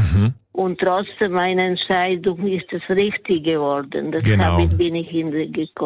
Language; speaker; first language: German; non-native, learner; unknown